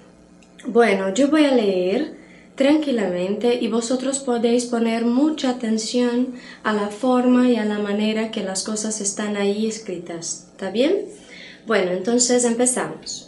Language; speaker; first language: Spanish; non-native, fluent; Portuguese